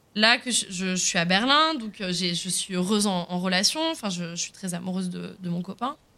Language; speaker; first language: French; early bilingual, other home language; Swiss German